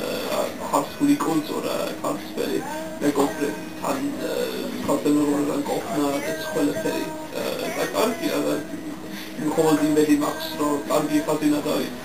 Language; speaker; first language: Georgian; non-native, learner; English